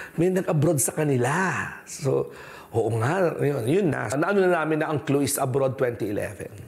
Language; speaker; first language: Filipino; native; Filipino